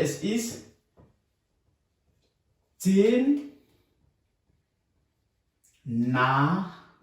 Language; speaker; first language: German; non-native, fluent; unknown